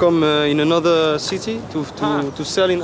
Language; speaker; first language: English; non-native, learner; French